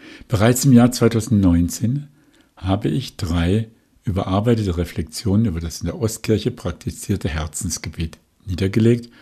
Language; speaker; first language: German; native; German